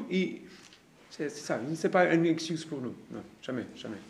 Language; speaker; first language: French; non-native, learner; Portuguese